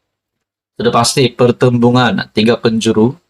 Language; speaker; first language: Malay; native; Malay